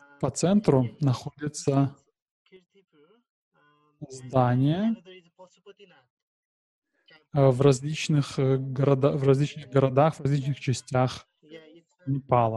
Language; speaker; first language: Russian; non-native, learner; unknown